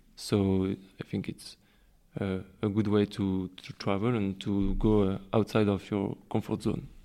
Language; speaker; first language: English; non-native, learner; French